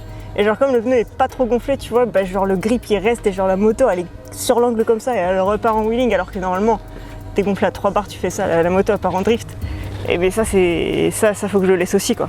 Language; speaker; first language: French; native; French